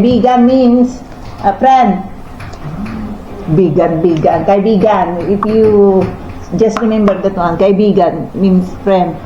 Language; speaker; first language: English; non-native, local second language; Filipino